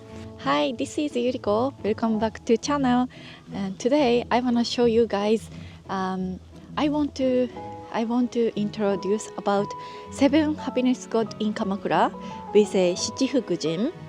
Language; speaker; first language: English; non-native, learner; Japanese